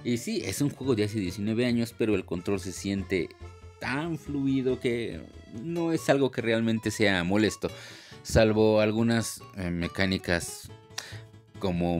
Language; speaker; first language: Spanish; native; Spanish